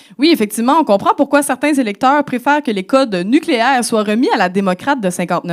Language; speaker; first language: French; native; French